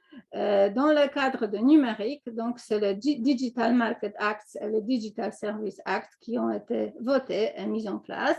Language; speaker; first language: French; non-native, fluent; Polish